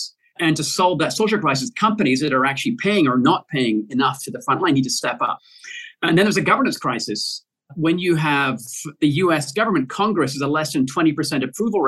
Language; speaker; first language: English; native; English